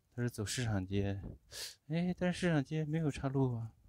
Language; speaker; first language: Chinese; native; Chinese